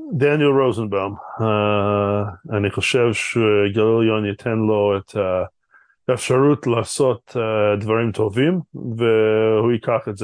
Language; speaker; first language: Hebrew; non-native, fluent; English